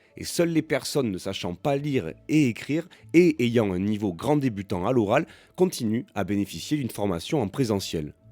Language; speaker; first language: French; native; French